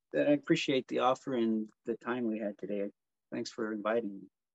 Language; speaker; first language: English; native; English